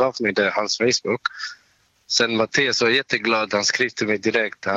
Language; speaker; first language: Swedish; non-native, learner; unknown